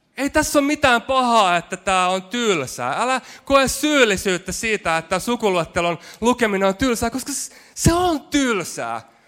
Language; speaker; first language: Finnish; native; Finnish